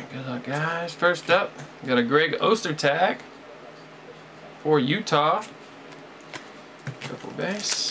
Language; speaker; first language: English; native; English